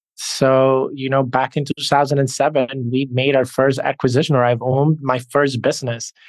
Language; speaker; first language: English; early bilingual, other home language; Spanish